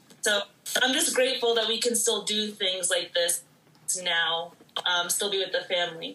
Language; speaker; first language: English; early bilingual, other home language; Spanish